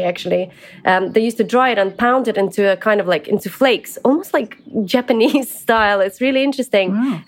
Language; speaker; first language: English; early bilingual, other home language; Ukrainian